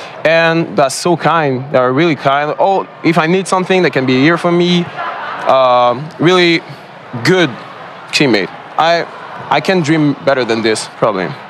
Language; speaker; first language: English; non-native, learner; French